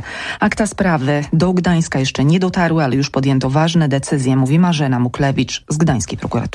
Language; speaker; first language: Polish; native; Polish